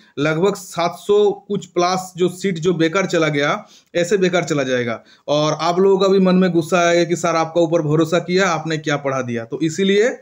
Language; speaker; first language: Hindi; non-native, local second language; Bangla